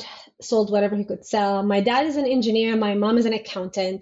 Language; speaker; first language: English; non-native, fluent; Arabic